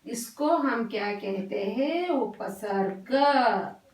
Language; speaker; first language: Hindi; non-native, local second language; Kannada